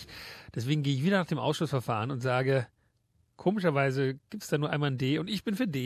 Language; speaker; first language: German; native; German